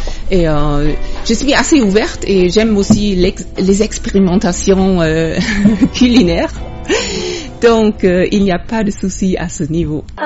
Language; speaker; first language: French; non-native, fluent; German